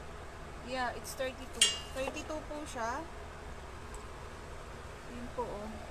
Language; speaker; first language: Filipino; native; Filipino